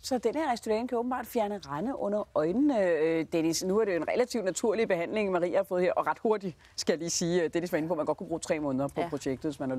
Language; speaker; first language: Danish; native; Danish